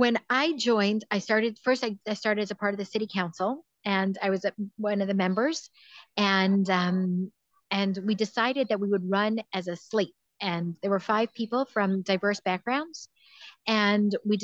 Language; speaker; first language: English; native; English